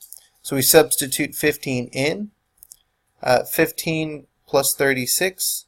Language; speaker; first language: English; native; English